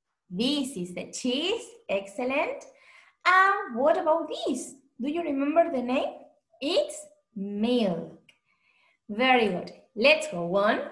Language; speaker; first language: English; non-native, fluent; Spanish